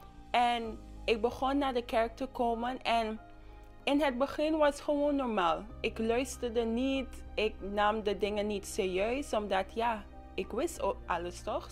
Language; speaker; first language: Dutch; non-native, local second language; English